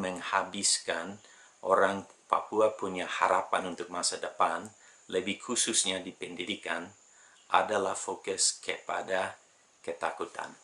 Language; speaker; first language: Indonesian; non-native, fluent; English